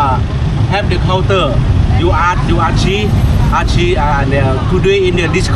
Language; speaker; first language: English; non-native, learner; Thai